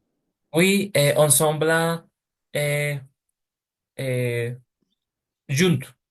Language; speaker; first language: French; non-native, learner; Portuguese